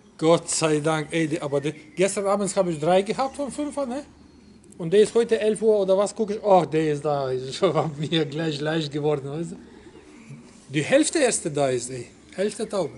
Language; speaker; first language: German; non-native, local second language; Polish